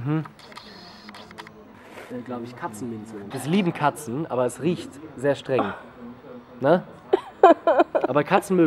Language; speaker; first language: German; native; German